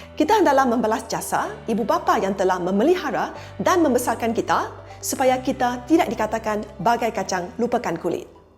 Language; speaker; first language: Malay; non-native, local second language; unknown